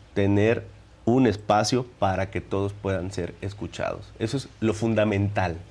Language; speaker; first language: Spanish; native; Spanish